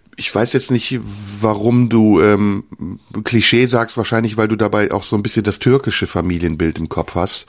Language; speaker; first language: German; early bilingual, other home language; Turkish